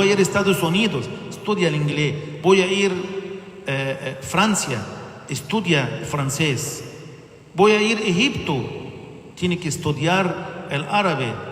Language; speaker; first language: Spanish; non-native, learner; Arabic